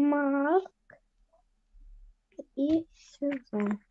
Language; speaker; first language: French; non-native, learner; Russian